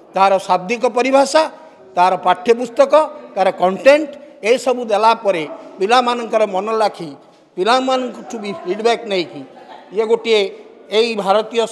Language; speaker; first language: Odia; native; Odia